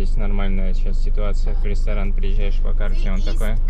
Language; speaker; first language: Russian; native; Russian